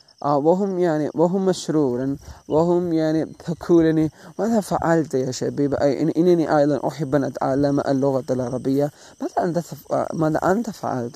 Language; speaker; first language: Arabic; non-native, learner; Malay